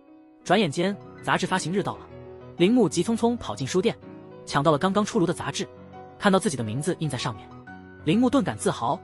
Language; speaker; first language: Chinese; native; Chinese